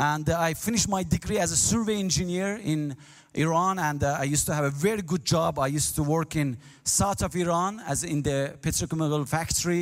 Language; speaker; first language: English; non-native, learner; Azerbaijani